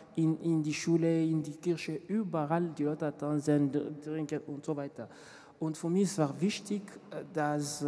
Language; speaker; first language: German; non-native, learner; French